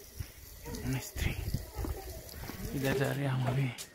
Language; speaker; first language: Hindi; non-native, local second language; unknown